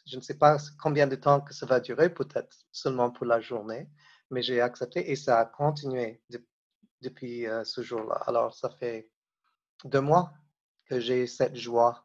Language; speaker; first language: French; non-native, fluent; English